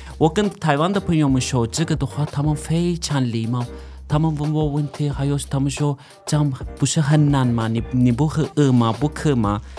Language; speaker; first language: Chinese; non-native, fluent; Turkish